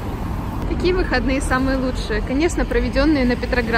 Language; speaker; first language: Russian; native; Russian